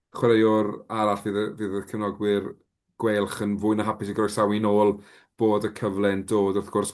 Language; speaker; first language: Welsh; native; Welsh